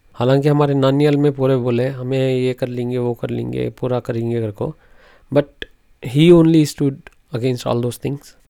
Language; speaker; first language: Hindi; non-native, local second language; Urdu